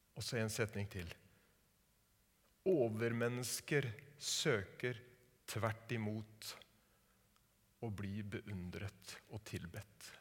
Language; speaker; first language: Norwegian; native; Norwegian